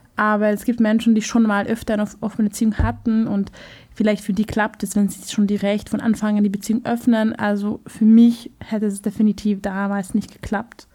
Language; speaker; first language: German; non-native, fluent; Hungarian